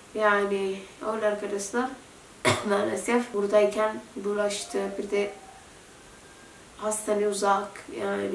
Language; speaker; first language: Turkish; non-native, learner; Indonesian